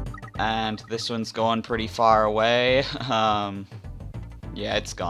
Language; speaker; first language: English; native; English